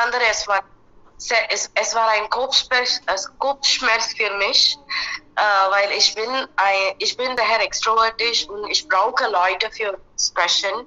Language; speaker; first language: German; non-native, learner; Hindi